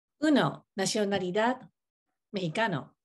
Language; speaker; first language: Spanish; non-native, learner; Japanese